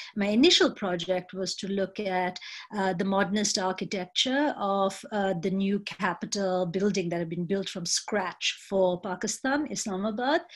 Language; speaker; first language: English; non-native, local second language; Bangla